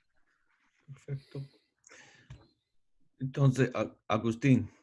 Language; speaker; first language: Spanish; non-native, learner; English